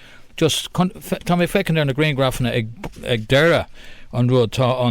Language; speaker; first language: Irish; non-native, local second language; English